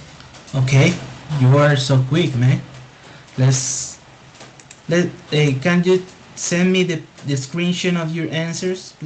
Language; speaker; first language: English; non-native, fluent; Spanish